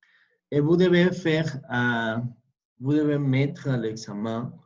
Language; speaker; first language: French; non-native, fluent; Spanish